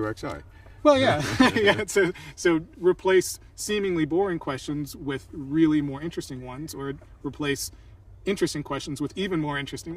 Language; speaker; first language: English; native; English